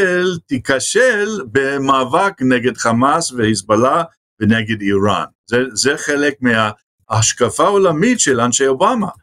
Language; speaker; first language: Hebrew; non-native, fluent; English